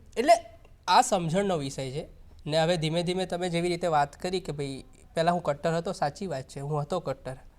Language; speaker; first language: Gujarati; non-native, local second language; Hindi